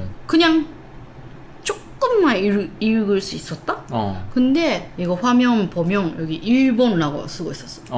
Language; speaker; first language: Korean; non-native, learner; Japanese